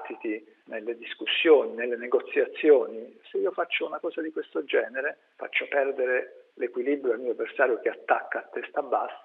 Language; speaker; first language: Italian; native; Italian